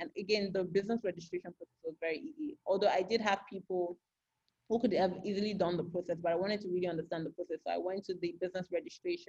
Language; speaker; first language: English; non-native, local second language; Yoruba